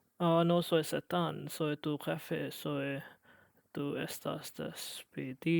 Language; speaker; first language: Spanish; non-native, learner; English